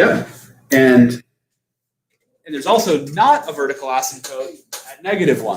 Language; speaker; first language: English; native; English